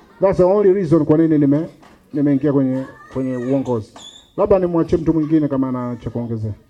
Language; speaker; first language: Swahili; native; Swahili